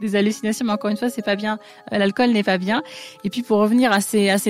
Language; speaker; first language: French; native; French